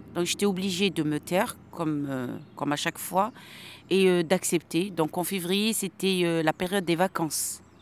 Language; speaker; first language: French; non-native, local second language; Arabic